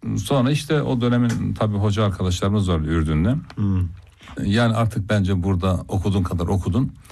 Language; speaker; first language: Turkish; native; Turkish